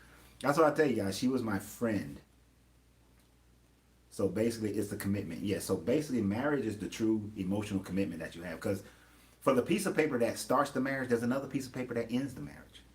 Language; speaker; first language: English; native; English